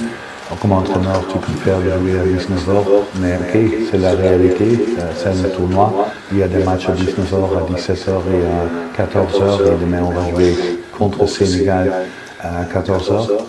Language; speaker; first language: French; non-native, fluent; Dutch